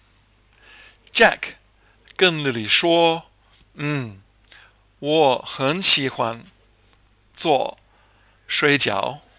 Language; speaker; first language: Chinese; non-native, fluent; English